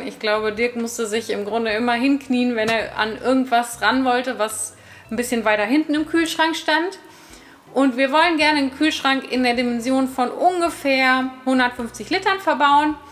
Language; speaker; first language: German; native; German